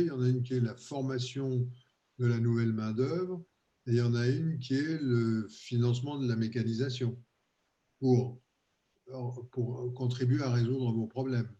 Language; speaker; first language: French; native; French